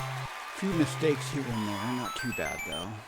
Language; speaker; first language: English; native; English